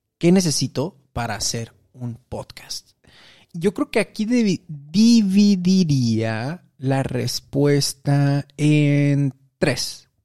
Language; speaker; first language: Spanish; native; Spanish